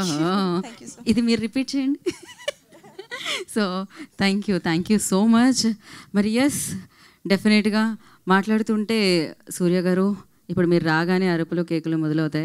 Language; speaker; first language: Telugu; native; Telugu